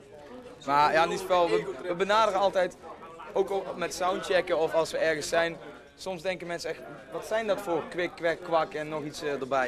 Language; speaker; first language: Dutch; native; Dutch